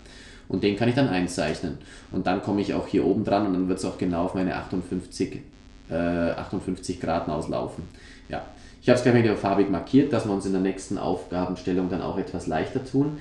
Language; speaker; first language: German; native; German